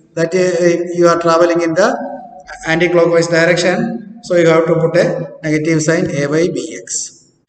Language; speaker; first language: English; non-native, local second language; Malayalam